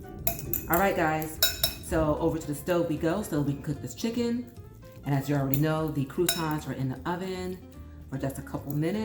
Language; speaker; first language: English; native; English